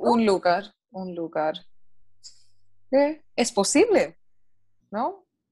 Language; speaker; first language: Spanish; non-native, learner; English